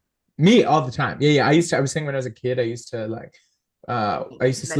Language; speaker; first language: English; native; English